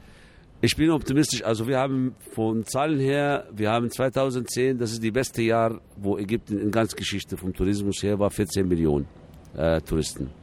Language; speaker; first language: German; non-native, fluent; Arabic